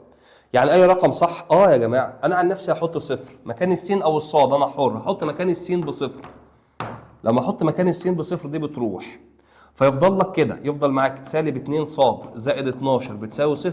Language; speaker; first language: Arabic; native; Arabic